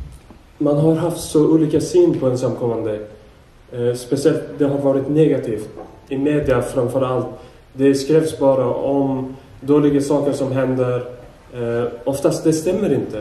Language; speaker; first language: Swedish; non-native, fluent; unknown